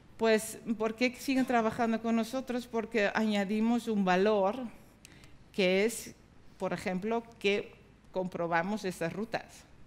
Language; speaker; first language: Spanish; non-native, fluent; Dutch